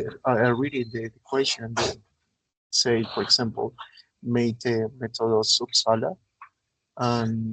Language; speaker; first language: English; non-native, learner; Spanish